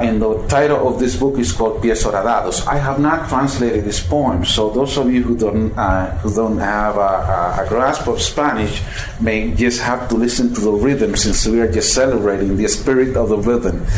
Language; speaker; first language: English; non-native, fluent; Spanish